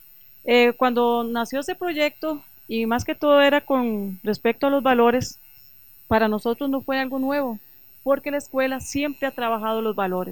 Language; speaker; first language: Spanish; native; Spanish